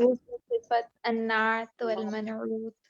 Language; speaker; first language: Arabic; non-native, learner; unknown